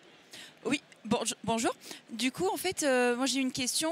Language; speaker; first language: French; native; French